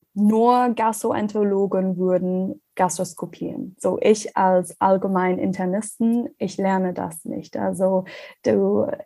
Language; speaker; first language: German; non-native, learner; English